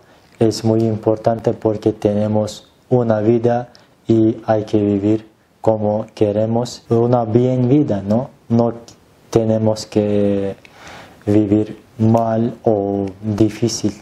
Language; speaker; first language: Spanish; non-native, learner; Turkish